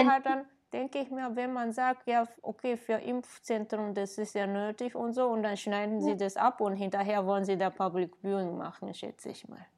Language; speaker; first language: German; non-native, fluent; Japanese